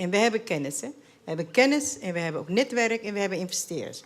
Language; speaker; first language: Dutch; non-native, fluent; Arabic